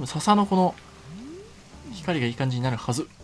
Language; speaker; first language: Japanese; native; Japanese